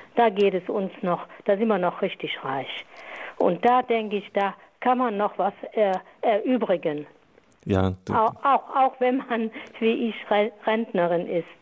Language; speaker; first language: German; non-native, fluent; Croatian